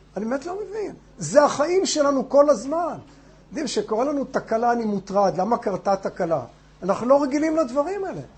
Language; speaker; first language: Hebrew; non-native, fluent; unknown